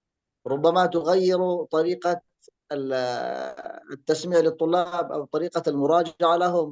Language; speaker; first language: Arabic; native; Arabic